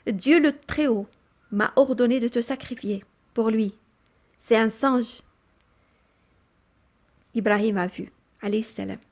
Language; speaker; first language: French; non-native, local second language; Arabic